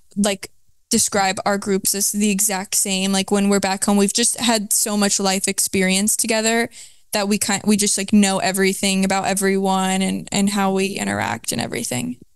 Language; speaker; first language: English; native; English